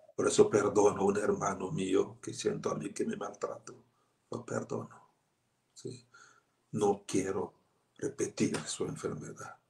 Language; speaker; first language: Spanish; non-native, fluent; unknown